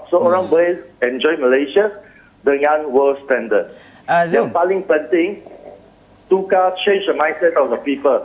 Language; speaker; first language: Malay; non-native, local second language; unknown